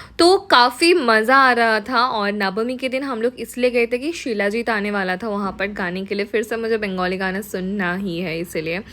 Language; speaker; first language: Hindi; non-native, local second language; Bangla